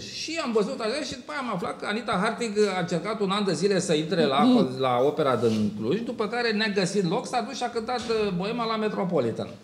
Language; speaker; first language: Romanian; native; Romanian